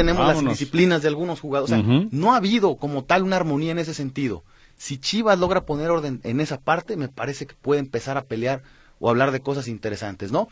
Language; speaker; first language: Spanish; native; Spanish